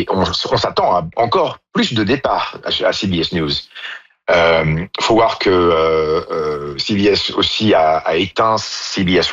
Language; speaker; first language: French; native; French